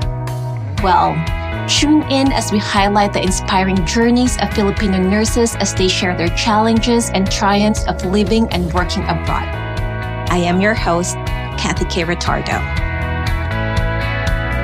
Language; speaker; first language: English; non-native, local second language; Filipino